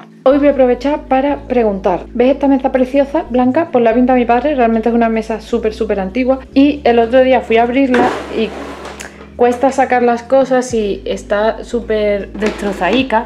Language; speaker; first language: Spanish; native; Spanish